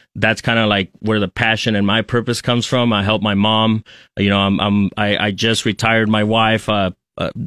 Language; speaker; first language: English; early bilingual, other home language; Spanish